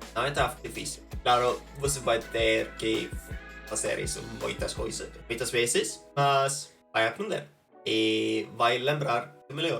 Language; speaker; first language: Portuguese; non-native, fluent; Norwegian